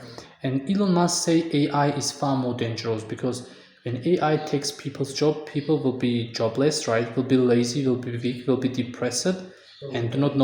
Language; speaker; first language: English; non-native, fluent; Tajik